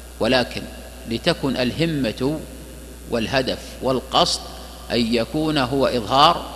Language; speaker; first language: Arabic; native; Arabic